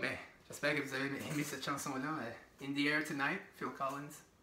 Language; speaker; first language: French; native; French